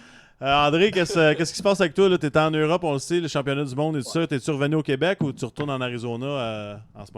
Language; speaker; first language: French; native; French